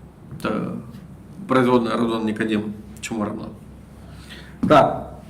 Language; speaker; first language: Russian; native; Russian